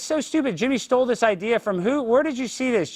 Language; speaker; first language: English; native; English